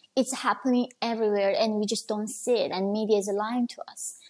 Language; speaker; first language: English; non-native, fluent; Korean